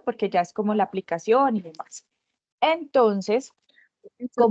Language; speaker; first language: Spanish; native; Spanish